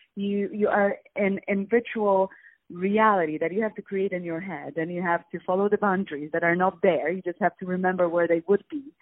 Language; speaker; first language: English; non-native, fluent; Polish